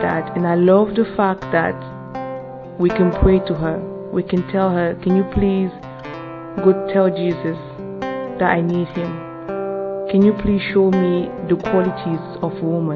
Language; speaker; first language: English; non-native, local second language; French